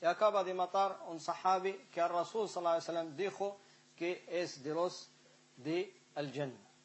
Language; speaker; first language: Spanish; non-native, fluent; Arabic